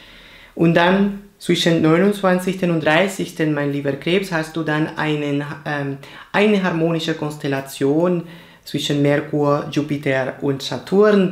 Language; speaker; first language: German; non-native, fluent; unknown